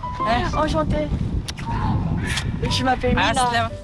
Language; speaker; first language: French; non-native, learner; Korean